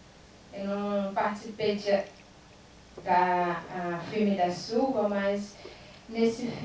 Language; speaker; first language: Portuguese; non-native, learner; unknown